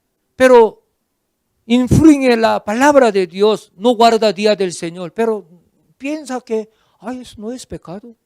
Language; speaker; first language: Spanish; non-native, fluent; Korean